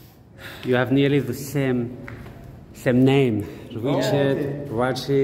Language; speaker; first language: English; non-native, fluent; French